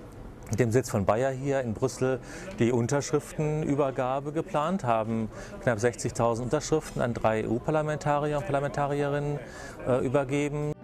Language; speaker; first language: German; native; German